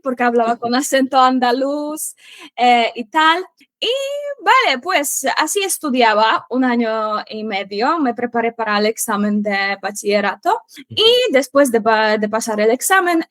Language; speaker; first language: Spanish; non-native, fluent; Polish